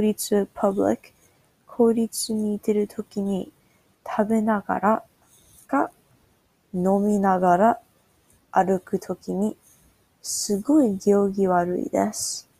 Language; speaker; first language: Japanese; non-native, learner; English